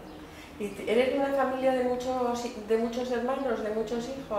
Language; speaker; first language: Spanish; native; Spanish